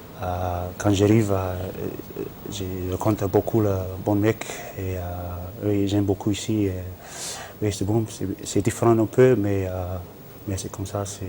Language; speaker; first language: French; non-native, learner; English